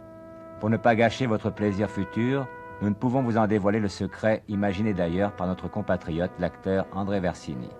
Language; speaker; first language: French; native; French